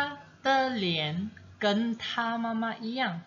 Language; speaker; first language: Chinese; non-native, fluent; Indonesian